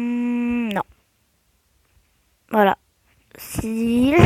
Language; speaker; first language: French; native; French